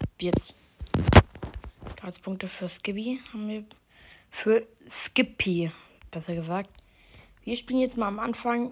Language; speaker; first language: German; native; German